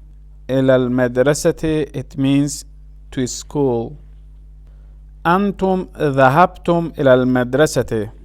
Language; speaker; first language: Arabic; non-native, learner; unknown